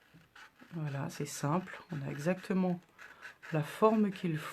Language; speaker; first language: French; native; French